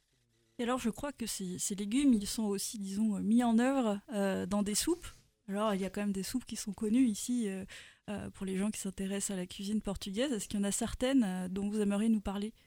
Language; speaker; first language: French; native; French